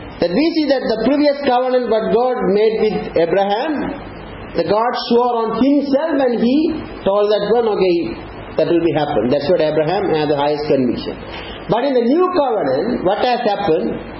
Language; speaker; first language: English; non-native, local second language; Tamil